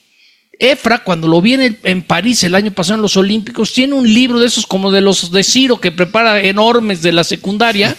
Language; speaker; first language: Spanish; native; Spanish